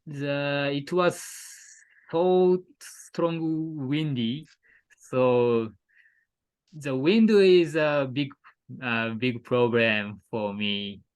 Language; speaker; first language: English; non-native, learner; Japanese